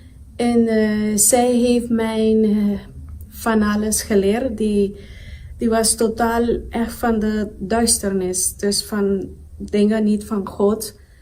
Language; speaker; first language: Dutch; non-native, local second language; Papiamento